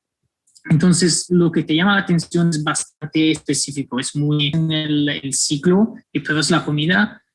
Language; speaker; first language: Spanish; non-native, fluent; Italian